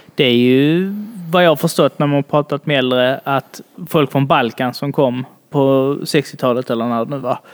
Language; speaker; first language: Swedish; early bilingual, other home language; Bangla